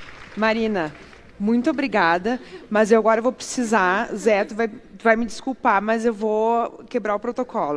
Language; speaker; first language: Portuguese; native; Portuguese